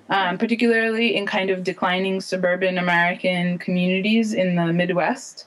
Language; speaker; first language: English; native; English